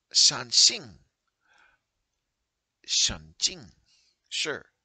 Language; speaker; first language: Chinese; non-native, learner; English